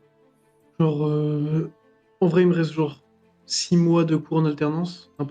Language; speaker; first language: French; native; French